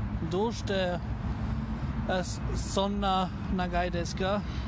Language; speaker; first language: Japanese; non-native, learner; German